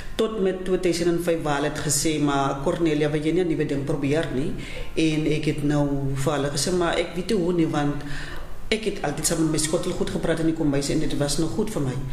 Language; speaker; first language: Afrikaans; non-native, local second language; Southern Sotho